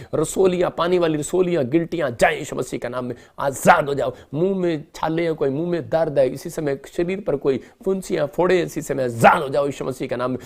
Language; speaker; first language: Hindi; non-native, local second language; Punjabi